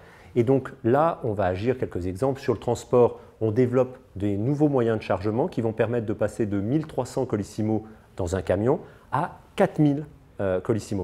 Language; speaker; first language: French; native; French